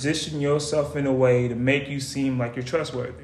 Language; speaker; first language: English; native; English